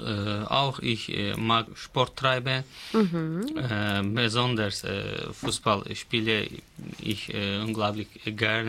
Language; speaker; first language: German; non-native, fluent; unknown